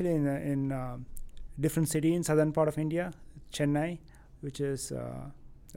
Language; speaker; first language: English; non-native, local second language; Tamil